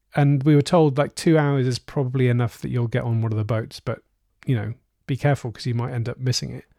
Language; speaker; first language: English; native; English